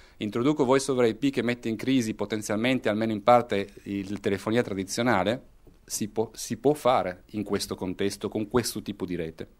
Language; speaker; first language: Italian; native; Italian